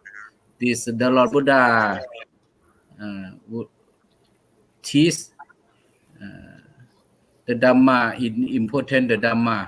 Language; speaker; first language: English; non-native, learner; Thai